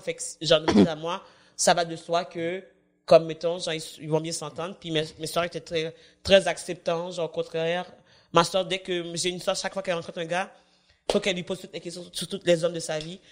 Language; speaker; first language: French; native; French